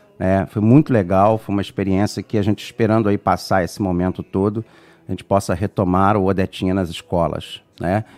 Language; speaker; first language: Portuguese; native; Portuguese